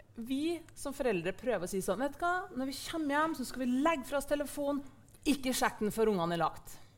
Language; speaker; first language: Norwegian; native; Norwegian